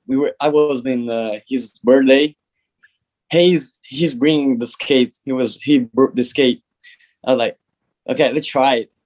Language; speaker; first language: English; non-native, learner; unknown